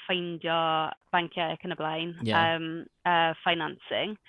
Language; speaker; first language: Welsh; non-native, local second language; English